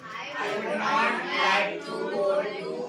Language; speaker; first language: English; non-native, learner; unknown